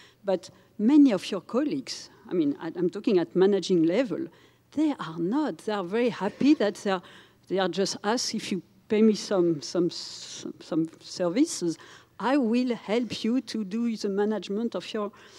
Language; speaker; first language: English; non-native, fluent; French